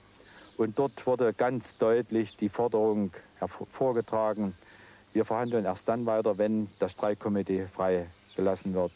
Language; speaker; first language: German; native; German